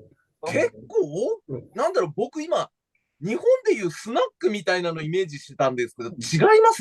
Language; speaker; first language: Japanese; native; Japanese